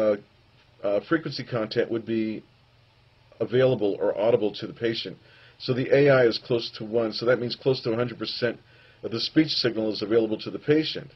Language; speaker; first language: English; native; English